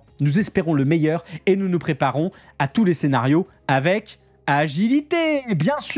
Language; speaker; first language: French; native; French